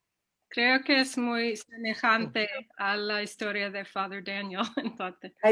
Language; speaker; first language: Spanish; non-native, learner; English